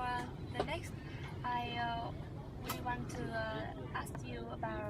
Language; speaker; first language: English; non-native, learner; Vietnamese